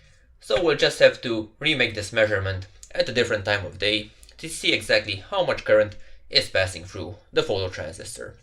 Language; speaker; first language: English; non-native, fluent; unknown